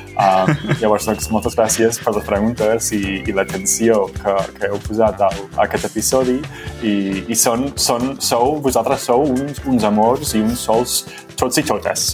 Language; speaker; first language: Catalan; non-native, fluent; English